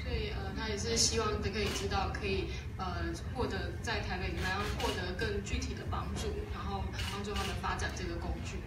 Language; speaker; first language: Chinese; native; Chinese